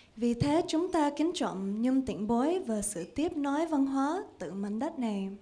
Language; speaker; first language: Vietnamese; early bilingual, heritage; Vietnamese